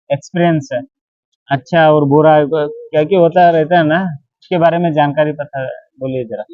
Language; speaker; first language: Hindi; non-native, local second language; Kannada